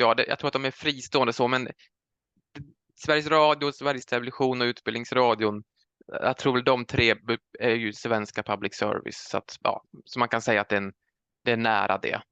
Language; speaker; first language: Swedish; native; Swedish